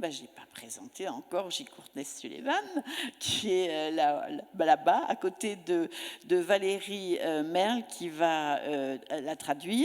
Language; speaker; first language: French; native; French